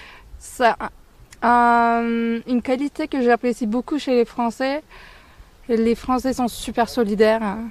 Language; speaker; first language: French; non-native, fluent; Turkish